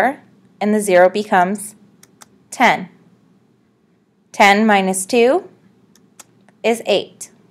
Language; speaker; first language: English; native; English